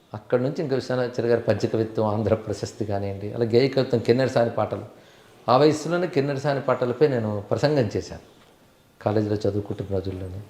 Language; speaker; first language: Telugu; native; Telugu